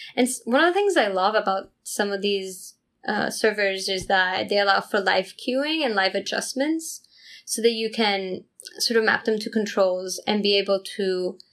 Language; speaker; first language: English; non-native, fluent; Italian